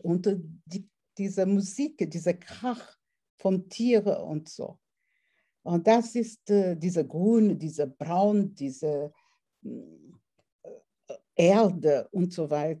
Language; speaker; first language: German; non-native, fluent; Portuguese